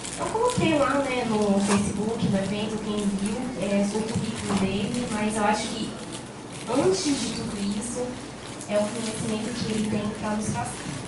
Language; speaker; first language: Portuguese; native; Portuguese